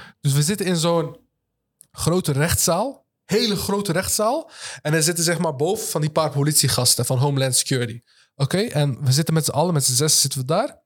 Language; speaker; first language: Dutch; early bilingual, other home language; Turkish